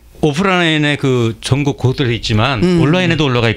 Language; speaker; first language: Korean; native; Korean